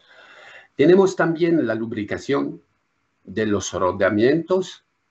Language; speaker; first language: Spanish; non-native, learner; French